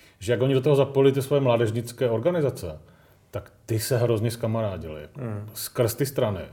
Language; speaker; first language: Czech; early bilingual, other home language; Greek